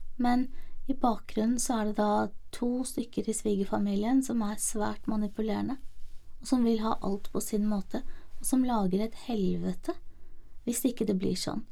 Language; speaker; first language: Norwegian; native; Norwegian